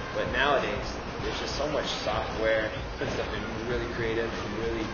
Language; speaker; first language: English; native; English